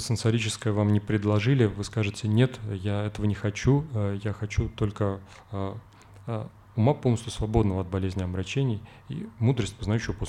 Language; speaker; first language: Russian; native; Russian